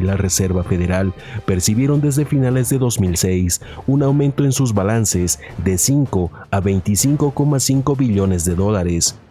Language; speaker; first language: Spanish; native; Spanish